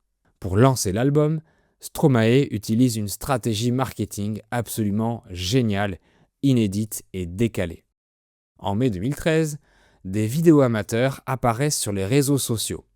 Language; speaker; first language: French; native; French